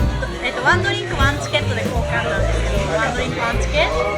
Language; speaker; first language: Japanese; native; Japanese